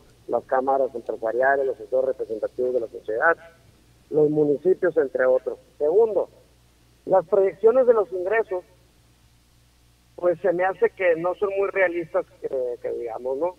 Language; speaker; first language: Spanish; native; Spanish